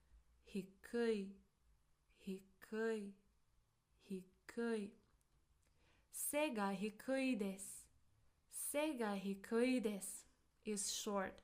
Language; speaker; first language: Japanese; non-native, fluent; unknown